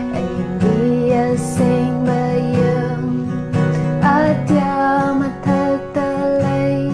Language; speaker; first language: Manipuri; non-native, local second language; Tangkhul Naga (India)